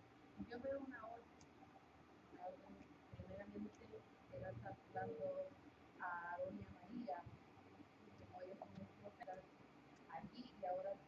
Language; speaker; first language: Spanish; early bilingual, heritage; Spanish